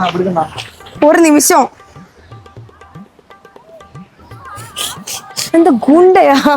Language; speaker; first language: Tamil; non-native, learner; Malayalam